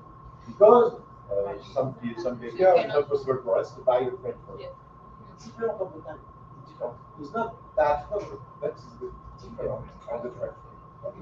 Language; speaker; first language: English; non-native, learner; French